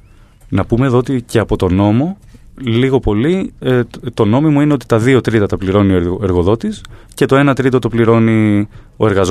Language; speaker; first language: Greek; native; Greek